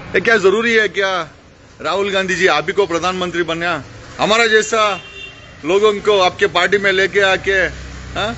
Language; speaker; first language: Hindi; non-native, local second language; Kannada